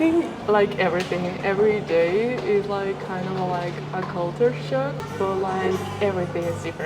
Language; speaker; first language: English; non-native, fluent; Spanish